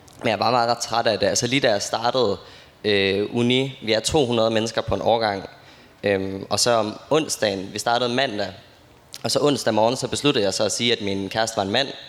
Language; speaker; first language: Danish; native; Danish